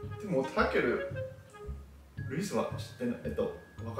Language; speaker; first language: Japanese; non-native, learner; English